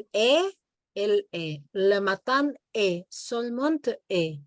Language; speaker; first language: French; non-native, fluent; Spanish